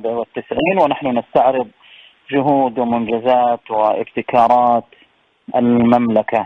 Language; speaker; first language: Arabic; native; Arabic